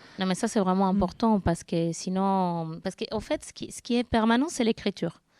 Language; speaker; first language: French; non-native, fluent; Spanish